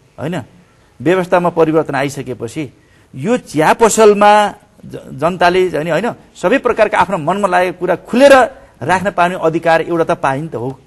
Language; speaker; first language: Nepali; native; Nepali